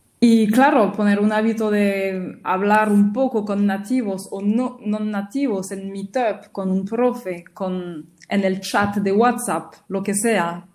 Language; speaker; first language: Spanish; non-native, fluent; French